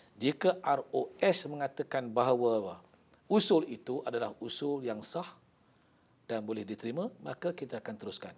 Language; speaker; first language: Malay; native; Malay